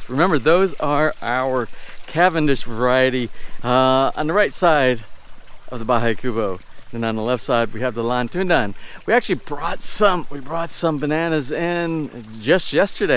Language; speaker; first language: English; native; English